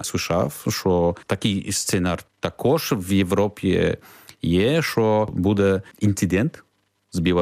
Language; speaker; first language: Ukrainian; non-native, learner; Polish